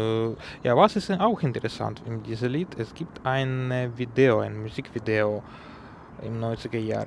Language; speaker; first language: German; non-native, learner; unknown